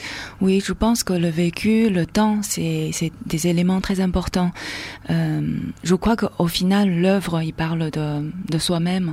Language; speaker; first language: French; non-native, fluent; Chinese